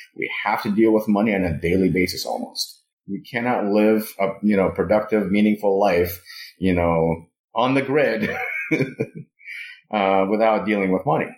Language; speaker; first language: English; non-native, fluent; Russian